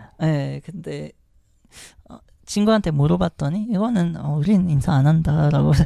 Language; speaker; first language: Korean; non-native, fluent; Arabic